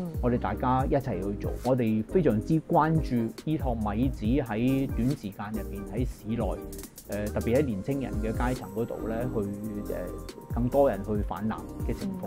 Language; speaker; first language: Cantonese; native; Cantonese